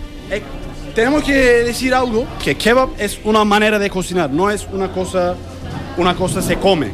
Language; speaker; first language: Spanish; non-native, learner; Turkish